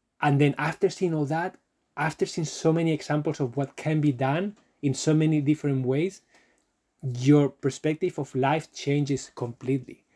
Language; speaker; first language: English; non-native, fluent; Spanish